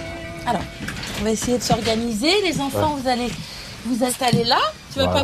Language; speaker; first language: French; native; French